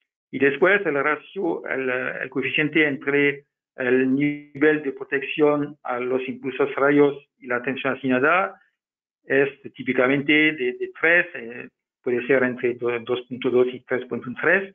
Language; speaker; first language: Spanish; non-native, fluent; French